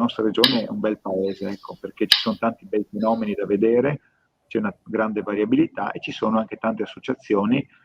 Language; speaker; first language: Italian; native; Italian